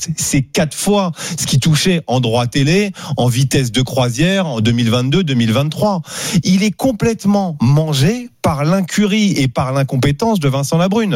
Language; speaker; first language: French; native; French